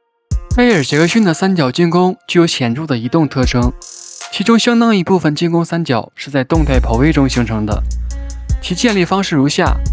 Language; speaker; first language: Chinese; native; Chinese